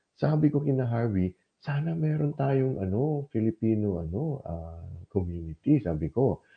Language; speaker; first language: Filipino; native; Filipino